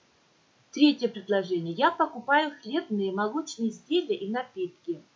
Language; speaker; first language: Russian; non-native, local second language; Kyrgyz